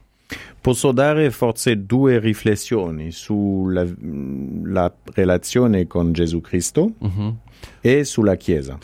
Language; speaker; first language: Italian; non-native, fluent; French